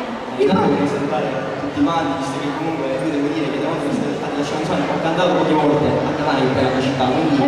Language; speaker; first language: Italian; native; Italian